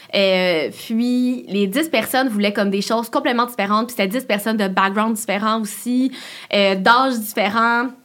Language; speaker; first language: French; native; French